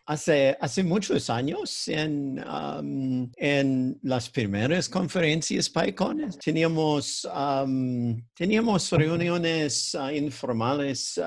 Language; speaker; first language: Spanish; non-native, learner; English